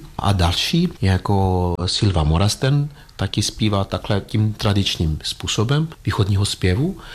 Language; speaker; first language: Czech; non-native, fluent; Greek